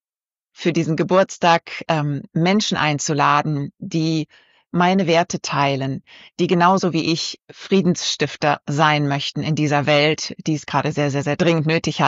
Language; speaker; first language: German; native; German